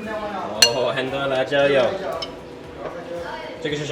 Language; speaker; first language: Chinese; non-native, fluent; English